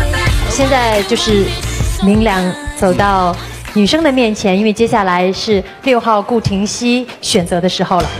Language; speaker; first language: Chinese; native; Chinese